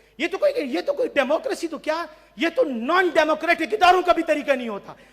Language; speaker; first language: Urdu; non-native, local second language; Pashto